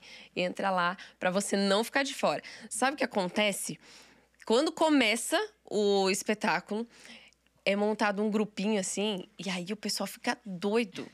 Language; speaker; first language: Portuguese; native; Portuguese